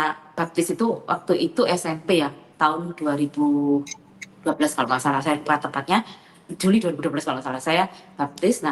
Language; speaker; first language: Indonesian; native; Indonesian